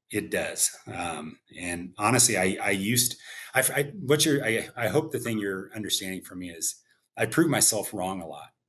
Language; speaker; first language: English; native; English